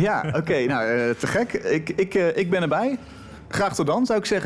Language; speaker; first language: Dutch; native; Dutch